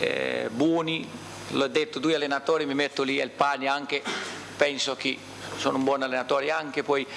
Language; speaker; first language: Italian; non-native, fluent; Portuguese